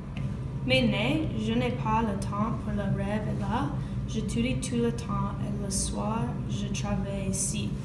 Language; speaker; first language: French; non-native, learner; English